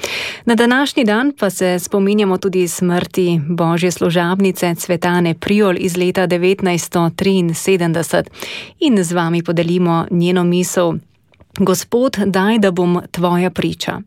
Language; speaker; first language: Slovenian; native; Slovenian